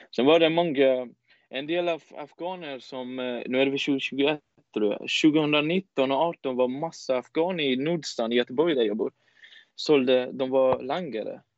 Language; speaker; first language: Swedish; non-native, fluent; Persian